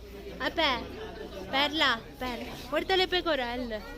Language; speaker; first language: Italian; native; Italian